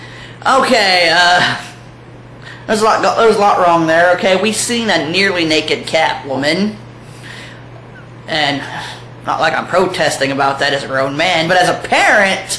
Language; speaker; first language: English; native; English